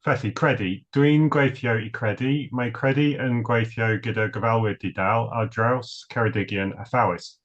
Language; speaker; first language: Welsh; non-native, learner; English